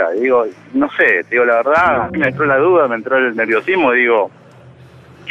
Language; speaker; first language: Spanish; native; Spanish